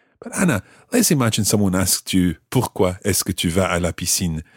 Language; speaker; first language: French; non-native, fluent; English